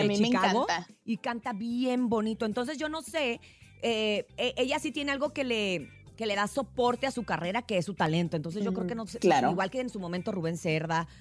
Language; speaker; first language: Spanish; native; Spanish